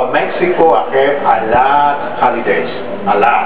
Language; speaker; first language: English; non-native, learner; Spanish